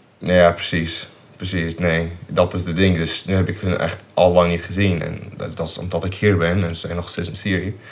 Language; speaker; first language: Dutch; non-native, fluent; Arabic